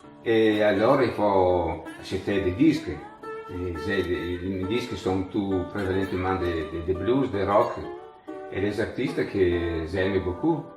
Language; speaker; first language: French; non-native, learner; Italian